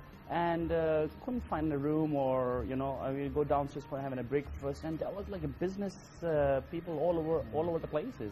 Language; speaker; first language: English; non-native, local second language; Urdu